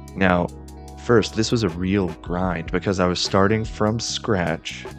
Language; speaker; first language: English; native; English